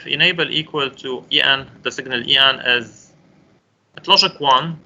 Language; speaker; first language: English; non-native, local second language; Arabic